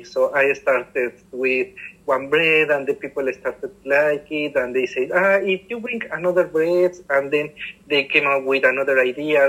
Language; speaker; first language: English; non-native, fluent; Spanish